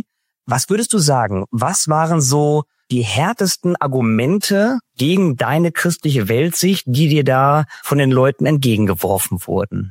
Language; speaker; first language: German; native; German